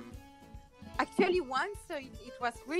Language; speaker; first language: English; non-native, fluent; French